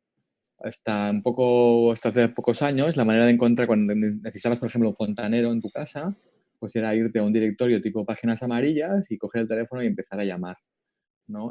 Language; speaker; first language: Spanish; native; Spanish